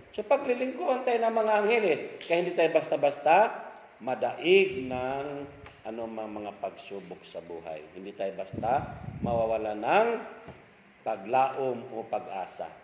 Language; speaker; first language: Filipino; non-native, local second language; Cebuano